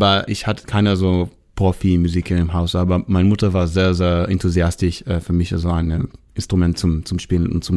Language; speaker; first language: German; non-native, learner; Hebrew